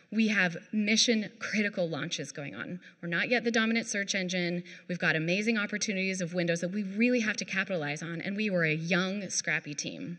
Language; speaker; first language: English; native; English